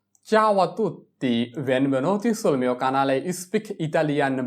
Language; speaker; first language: Italian; non-native, fluent; Bangla